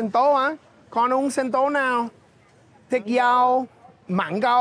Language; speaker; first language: Vietnamese; non-native, fluent; English